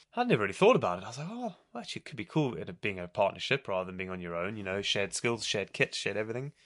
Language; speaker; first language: English; native; English